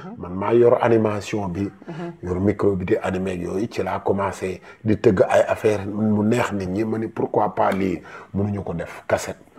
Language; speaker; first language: Wolof; native; Wolof